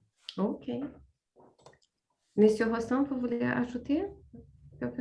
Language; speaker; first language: French; non-native, fluent; Portuguese